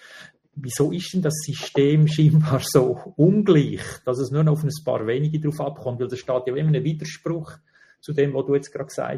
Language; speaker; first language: German; native; German